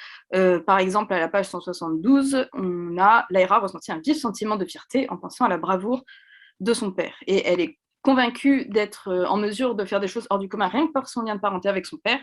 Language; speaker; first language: French; native; French